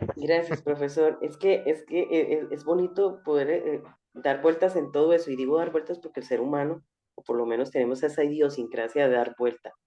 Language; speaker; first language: Spanish; native; Spanish